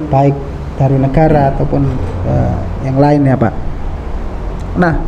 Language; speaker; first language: Indonesian; native; Indonesian